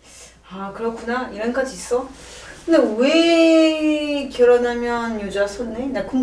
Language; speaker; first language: Korean; non-native, learner; French